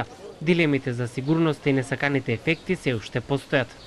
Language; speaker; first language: Macedonian; native; Macedonian